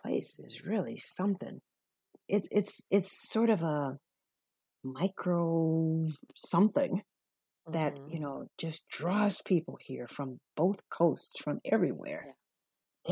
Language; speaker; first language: English; native; English